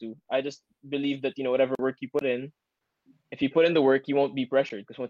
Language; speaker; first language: English; native; English